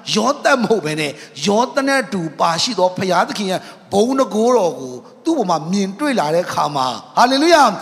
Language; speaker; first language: Burmese; non-native, local second language; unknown